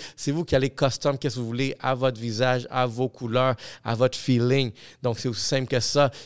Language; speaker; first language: French; non-native, fluent; English